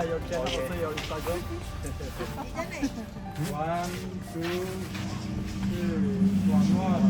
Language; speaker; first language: English; non-native, learner; Indonesian